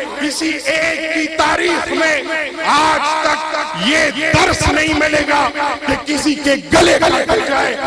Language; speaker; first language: Urdu; non-native, local second language; Pashto